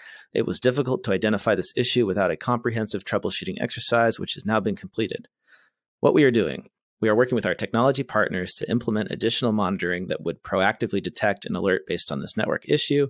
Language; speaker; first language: English; native; English